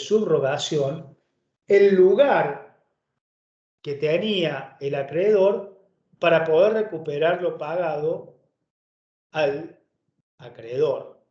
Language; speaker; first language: Spanish; native; Spanish